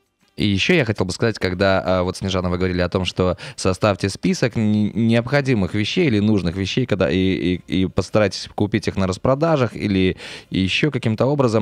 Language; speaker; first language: Russian; native; Russian